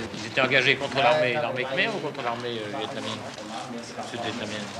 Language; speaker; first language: French; native; French